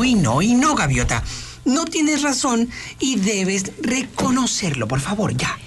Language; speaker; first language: Spanish; native; Spanish